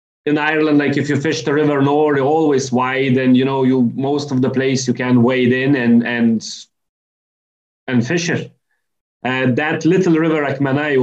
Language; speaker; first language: English; non-native, fluent; Lithuanian